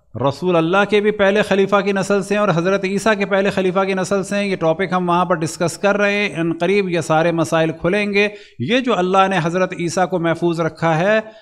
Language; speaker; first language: Urdu; native; Urdu